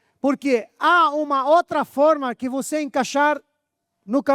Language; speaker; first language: Portuguese; non-native, fluent; Arabic